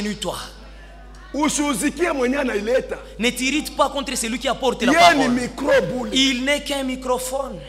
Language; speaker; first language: French; non-native, local second language; Swahili